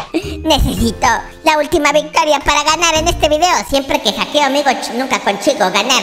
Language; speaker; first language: Spanish; native; Spanish